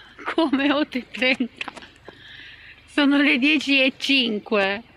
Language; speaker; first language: Italian; native; Italian